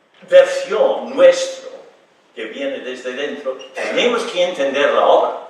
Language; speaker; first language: Spanish; non-native, fluent; English